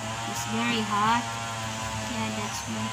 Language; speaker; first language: English; non-native, learner; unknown